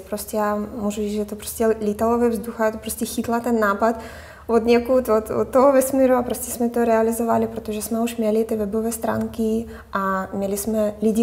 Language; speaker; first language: Czech; non-native, fluent; Russian